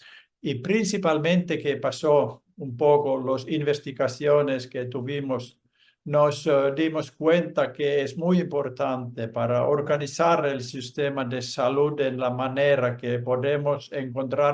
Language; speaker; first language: Spanish; non-native, fluent; Finnish